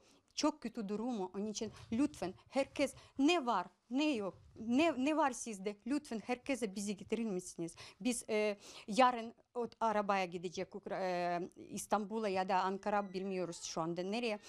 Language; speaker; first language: Turkish; non-native, learner; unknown